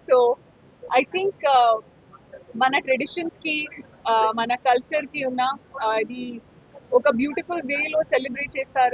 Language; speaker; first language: Telugu; non-native, local second language; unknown